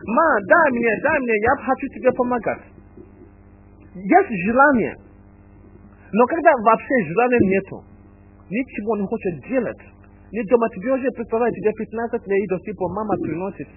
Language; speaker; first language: Russian; non-native, fluent; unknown